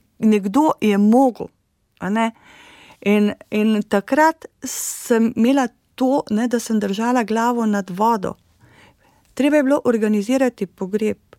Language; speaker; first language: Slovenian; native; Slovenian